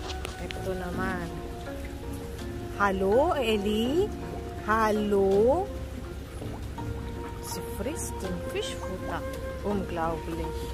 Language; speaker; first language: German; non-native, learner; Filipino